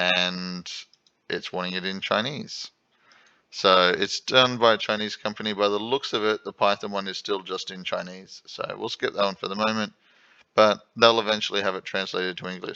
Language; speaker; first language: English; native; English